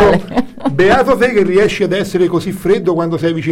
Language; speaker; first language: Italian; native; Italian